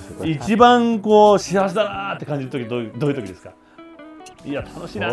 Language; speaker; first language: Japanese; native; Japanese